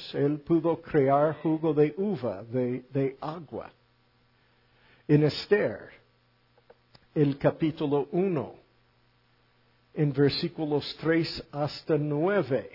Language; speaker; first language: Spanish; non-native, fluent; English